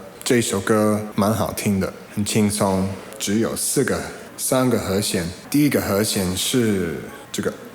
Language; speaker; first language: Chinese; non-native, fluent; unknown